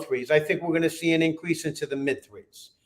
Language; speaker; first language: English; native; English